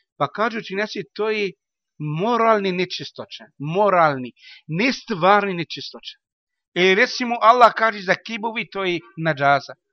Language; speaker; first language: Bosnian; non-native, learner; Arabic